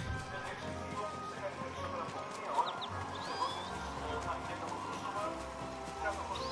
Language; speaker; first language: Greek; native; Greek